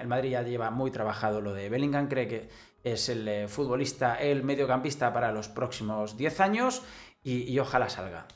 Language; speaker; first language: Spanish; native; Spanish